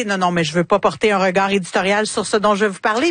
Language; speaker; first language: French; native; French